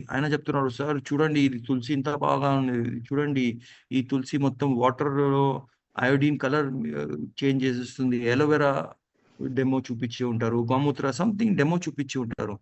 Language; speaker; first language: Telugu; non-native, fluent; Gujarati